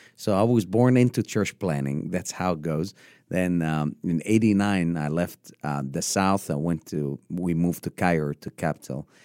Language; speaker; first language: English; non-native, fluent; Arabic